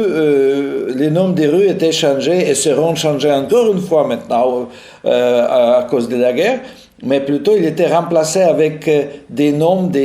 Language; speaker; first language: French; non-native, fluent; Russian